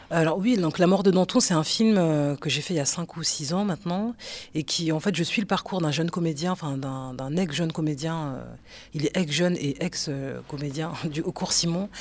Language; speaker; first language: French; native; French